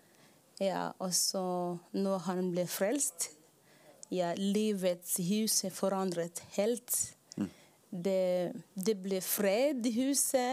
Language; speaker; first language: Norwegian; non-native, learner; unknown